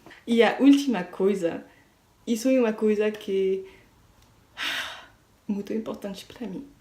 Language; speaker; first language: Portuguese; non-native, learner; French